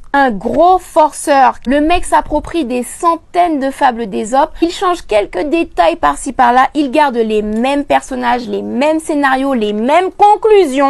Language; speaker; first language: French; native; French